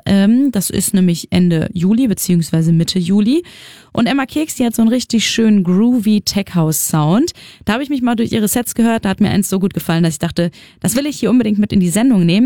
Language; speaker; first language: German; native; German